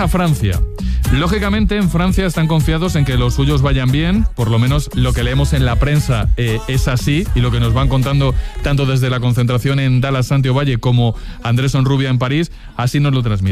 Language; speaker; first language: Spanish; native; Spanish